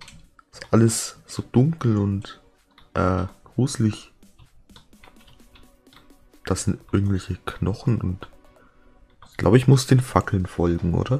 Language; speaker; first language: German; native; German